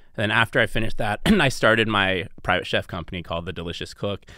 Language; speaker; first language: English; native; English